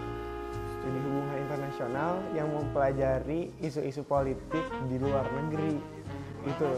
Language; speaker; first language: Indonesian; non-native, local second language; Sundanese